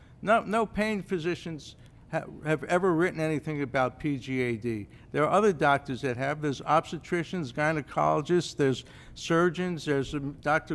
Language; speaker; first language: English; native; English